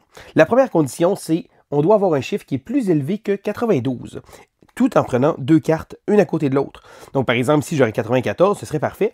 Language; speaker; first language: French; native; French